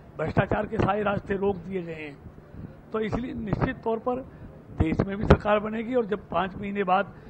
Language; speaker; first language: Hindi; native; Hindi